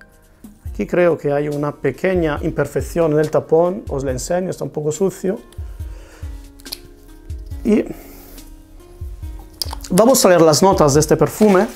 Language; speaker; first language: Spanish; non-native, fluent; Italian